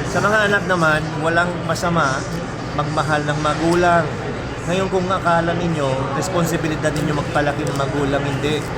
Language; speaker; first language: Filipino; native; Filipino